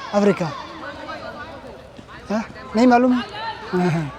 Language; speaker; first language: Hindi; non-native, learner; Somali